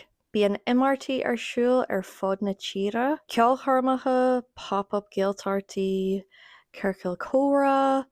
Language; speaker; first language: Irish; non-native, local second language; English